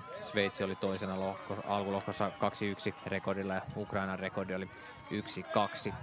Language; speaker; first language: Finnish; native; Finnish